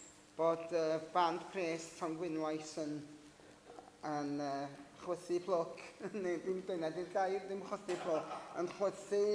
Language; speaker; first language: Welsh; native; Welsh